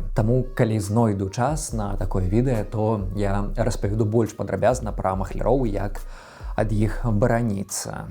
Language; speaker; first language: Belarusian; non-native, local second language; Russian